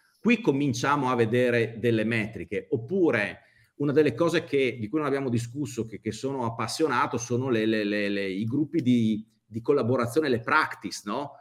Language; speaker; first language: Italian; native; Italian